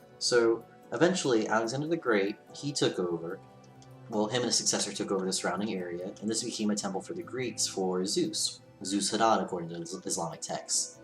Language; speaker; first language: English; native; English